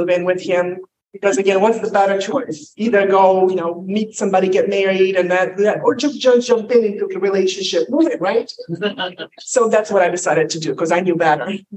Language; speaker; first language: English; non-native, fluent; Polish